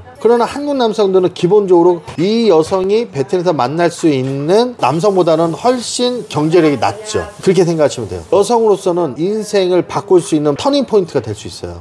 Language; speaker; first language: Korean; native; Korean